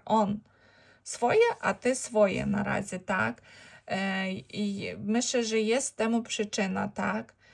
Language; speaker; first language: Polish; non-native, learner; Ukrainian